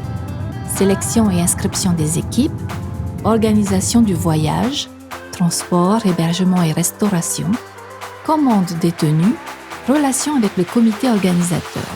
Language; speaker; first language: French; native; French